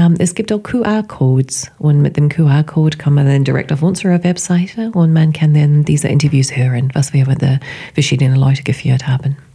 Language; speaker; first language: German; non-native, fluent; English